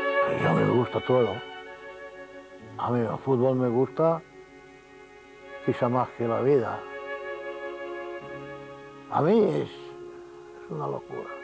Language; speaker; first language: Spanish; non-native, fluent; Hungarian